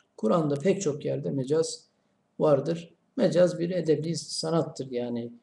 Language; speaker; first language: Turkish; native; Turkish